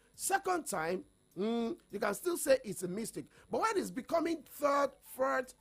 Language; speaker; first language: English; non-native, local second language; Yoruba